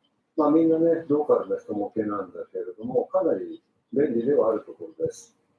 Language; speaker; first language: Japanese; native; Japanese